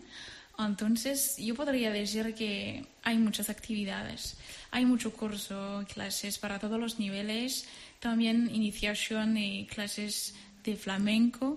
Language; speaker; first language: Spanish; non-native, learner; French